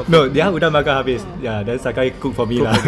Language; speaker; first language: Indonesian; non-native, learner; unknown